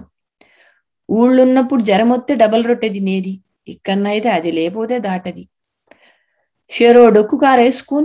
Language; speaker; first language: Telugu; native; Telugu